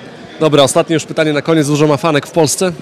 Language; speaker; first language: Polish; native; Polish